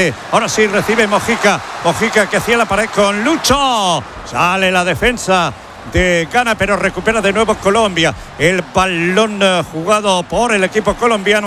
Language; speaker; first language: Spanish; native; Spanish